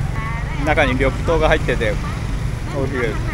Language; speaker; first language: Vietnamese; non-native, fluent; Japanese